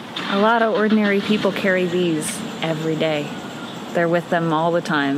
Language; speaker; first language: English; native; English